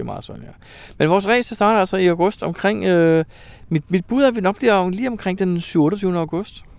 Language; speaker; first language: Danish; native; Danish